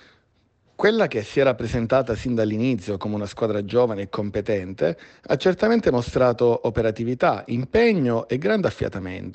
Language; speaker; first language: Italian; native; Italian